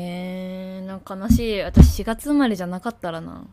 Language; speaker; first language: Japanese; native; Japanese